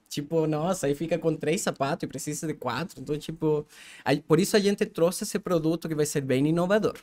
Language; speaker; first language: Portuguese; non-native, fluent; Spanish